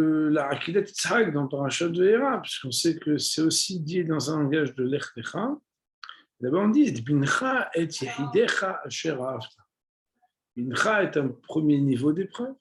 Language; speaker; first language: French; native; French